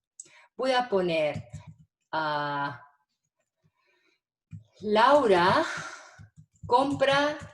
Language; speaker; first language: Spanish; non-native, fluent; Korean